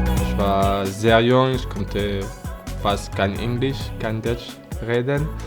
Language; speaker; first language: German; non-native, learner; French